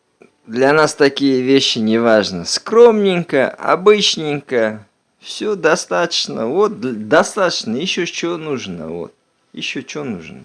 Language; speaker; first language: Russian; non-native, local second language; Uzbek